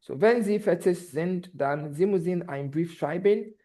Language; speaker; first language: German; non-native, fluent; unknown